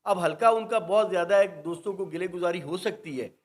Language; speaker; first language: Urdu; non-native, local second language; Punjabi